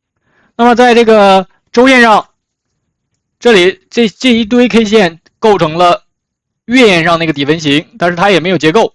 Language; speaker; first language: Chinese; native; Chinese